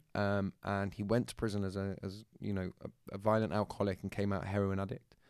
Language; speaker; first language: English; native; English